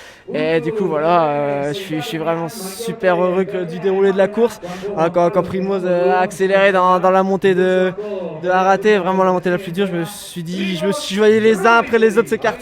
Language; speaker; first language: French; native; French